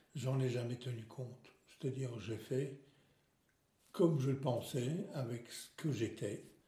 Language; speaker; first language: French; non-native, local second language; Swiss German